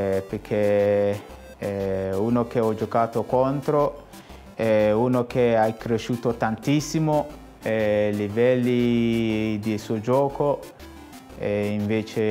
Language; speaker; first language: Italian; non-native, fluent; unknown